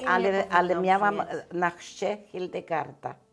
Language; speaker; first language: Polish; non-native, local second language; German